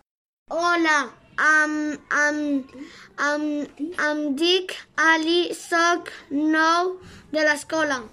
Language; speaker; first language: Catalan; non-native, learner; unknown